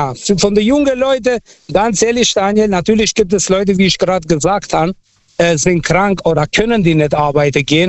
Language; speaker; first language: German; non-native, fluent; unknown